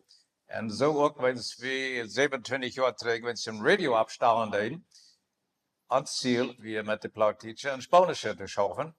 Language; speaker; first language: German; non-native, learner; Plautdietsch